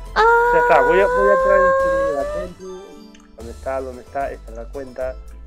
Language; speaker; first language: Spanish; native; Spanish